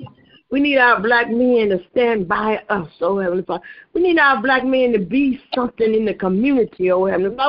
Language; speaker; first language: English; native; English